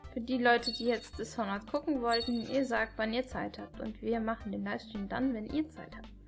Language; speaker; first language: German; native; German